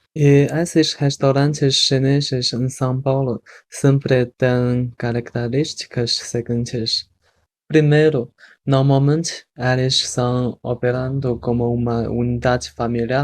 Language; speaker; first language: Portuguese; non-native, fluent; Chinese